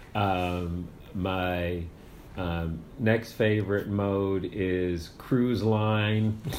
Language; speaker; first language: English; native; English